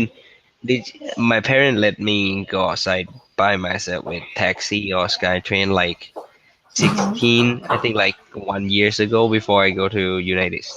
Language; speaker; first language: English; non-native, learner; Thai